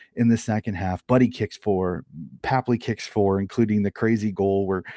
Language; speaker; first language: English; native; English